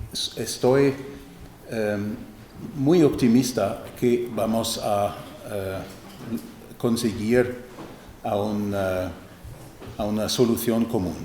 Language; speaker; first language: Spanish; non-native, fluent; German